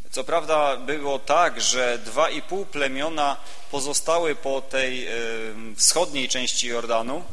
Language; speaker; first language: Polish; native; Polish